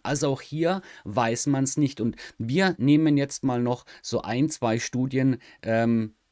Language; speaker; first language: German; native; German